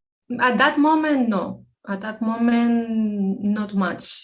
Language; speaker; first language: English; non-native, fluent; Spanish